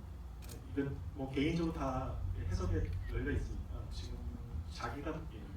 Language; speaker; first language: Korean; native; Korean